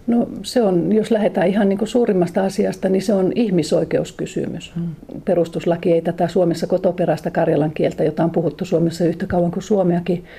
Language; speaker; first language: Finnish; native; Finnish